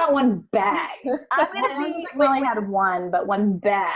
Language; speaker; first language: English; native; English